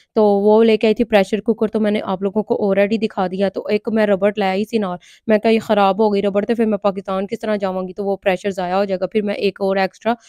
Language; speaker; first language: Urdu; non-native, local second language; Punjabi